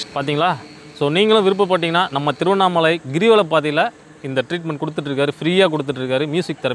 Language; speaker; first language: Tamil; native; Tamil